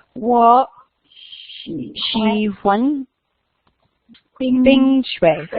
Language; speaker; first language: Chinese; non-native, learner; English